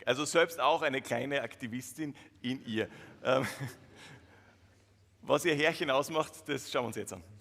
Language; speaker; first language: German; native; German